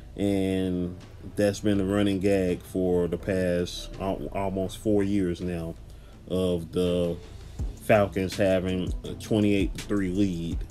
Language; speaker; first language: English; native; English